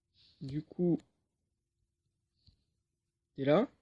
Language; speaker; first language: French; native; French